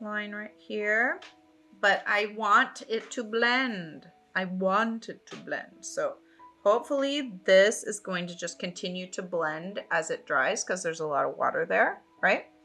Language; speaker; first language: English; native; English